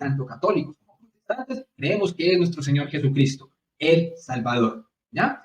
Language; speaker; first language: Spanish; native; Spanish